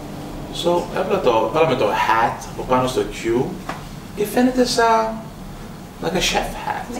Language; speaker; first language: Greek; early bilingual, heritage; English